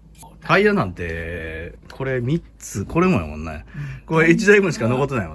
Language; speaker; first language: Japanese; native; Japanese